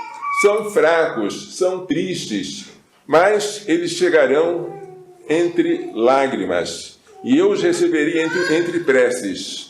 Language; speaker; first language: Portuguese; native; Portuguese